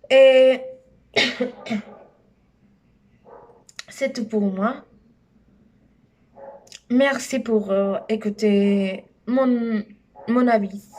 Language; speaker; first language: French; non-native, learner; Spanish